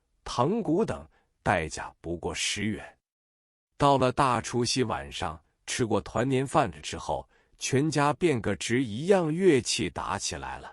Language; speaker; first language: Chinese; native; Chinese